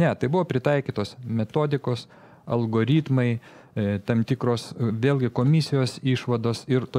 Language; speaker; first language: Lithuanian; native; Lithuanian